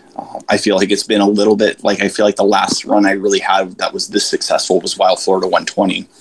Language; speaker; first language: English; native; English